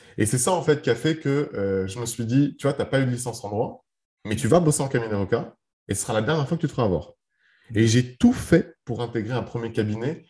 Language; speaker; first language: French; early bilingual, other home language; Arabic